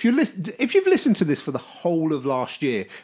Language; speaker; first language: English; native; English